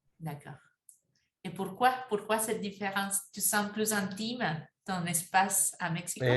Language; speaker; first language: French; non-native, fluent; Spanish